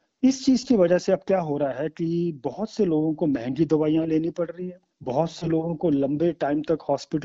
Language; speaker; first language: Hindi; native; Hindi